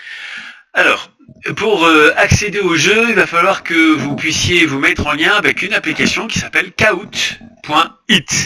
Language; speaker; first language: French; native; French